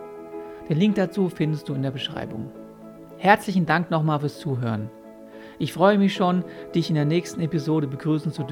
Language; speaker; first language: German; native; German